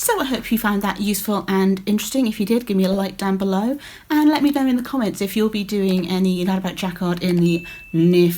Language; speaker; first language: English; native; English